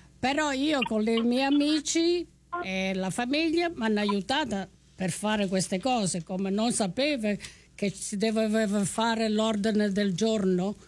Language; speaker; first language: Italian; native; Italian